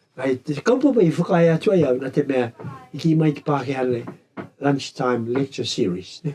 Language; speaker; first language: Māori; native; Māori